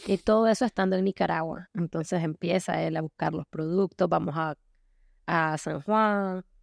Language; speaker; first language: Spanish; native; Spanish